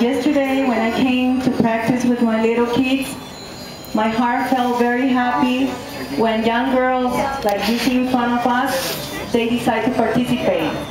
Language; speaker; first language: English; non-native, learner; Spanish